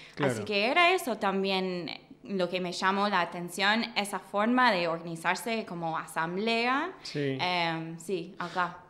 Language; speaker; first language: Spanish; non-native, fluent; English